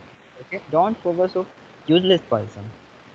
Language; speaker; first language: English; non-native, fluent; Hindi